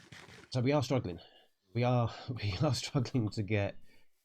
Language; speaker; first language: English; native; English